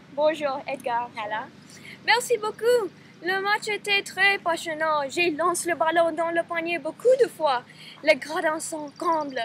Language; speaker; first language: French; non-native, learner; English